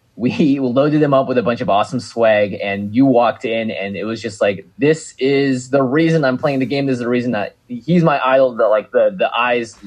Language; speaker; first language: English; native; English